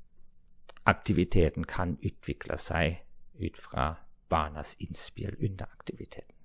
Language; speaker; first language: Norwegian; non-native, fluent; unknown